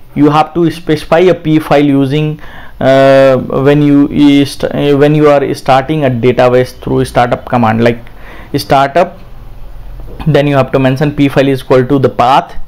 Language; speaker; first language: English; non-native, local second language; Hindi